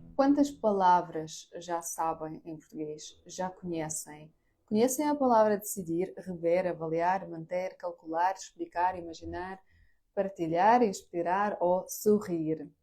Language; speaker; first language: Portuguese; non-native, fluent; Ukrainian